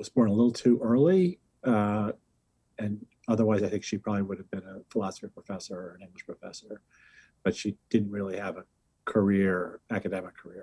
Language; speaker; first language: English; native; English